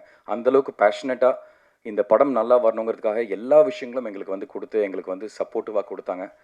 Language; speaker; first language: Tamil; native; Tamil